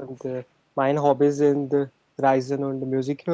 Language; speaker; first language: German; non-native, learner; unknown